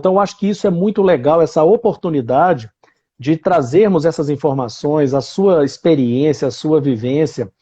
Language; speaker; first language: Portuguese; native; Portuguese